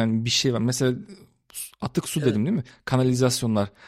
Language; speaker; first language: Turkish; early bilingual, heritage; Turkish